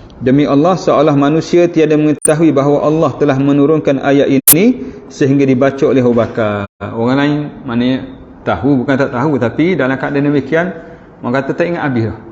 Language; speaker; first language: Malay; native; Malay